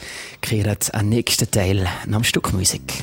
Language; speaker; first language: German; native; German